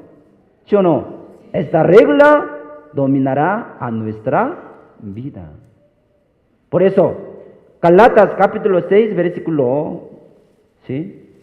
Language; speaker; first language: Spanish; non-native, fluent; Korean